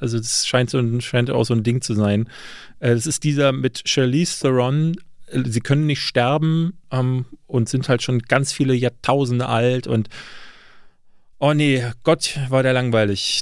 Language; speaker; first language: German; native; German